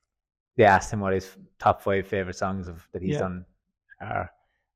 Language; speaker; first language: English; native; English